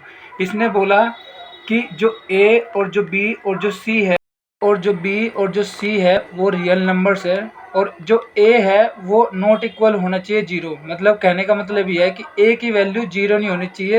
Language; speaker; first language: Hindi; native; Hindi